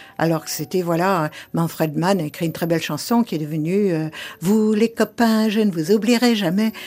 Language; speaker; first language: French; early bilingual, other home language; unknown